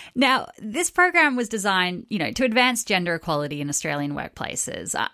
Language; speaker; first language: English; native; English